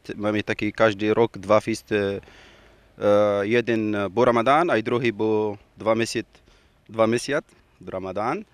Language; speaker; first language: Slovak; non-native, learner; Arabic